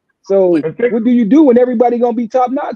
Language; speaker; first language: English; native; English